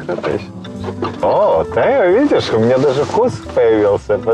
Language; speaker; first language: Russian; early bilingual, heritage; Russian